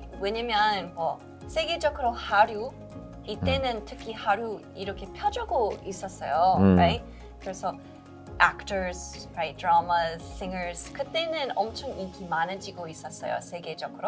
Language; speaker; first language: Korean; non-native, fluent; English